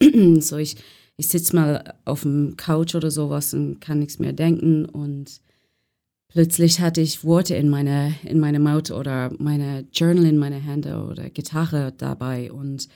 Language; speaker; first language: German; non-native, fluent; English